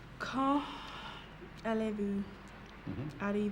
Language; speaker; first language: French; non-native, learner; English